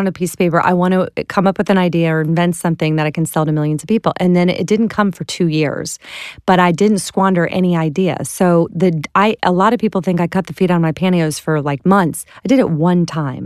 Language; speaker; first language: English; native; English